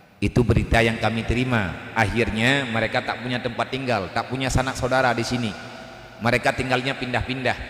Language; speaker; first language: Malay; non-native, local second language; Achinese